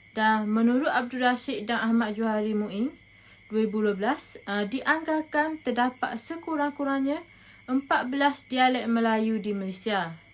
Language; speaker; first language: Malay; native; Malay